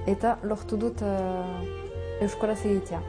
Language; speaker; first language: Basque; non-native, local second language; French